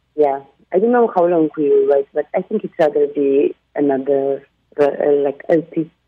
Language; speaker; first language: English; non-native, fluent; Polish